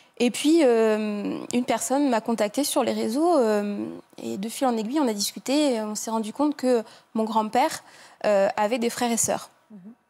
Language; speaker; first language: French; native; French